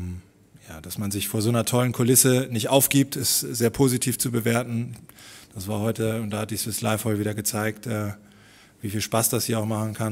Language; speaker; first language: German; native; German